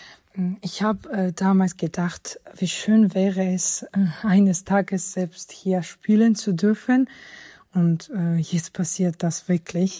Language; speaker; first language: German; non-native, fluent; Georgian